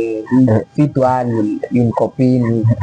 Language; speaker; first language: French; non-native, learner; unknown